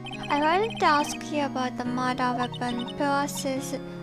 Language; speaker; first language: English; non-native, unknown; Japanese